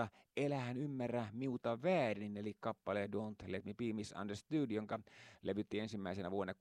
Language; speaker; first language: Finnish; native; Finnish